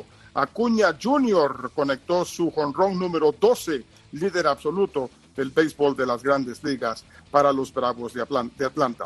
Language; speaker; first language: Spanish; native; Spanish